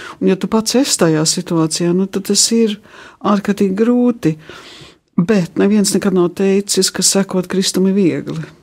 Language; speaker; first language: Latvian; early bilingual, heritage; Latvian